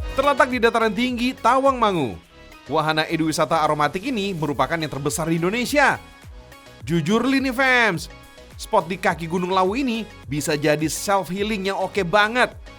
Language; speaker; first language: Indonesian; native; Indonesian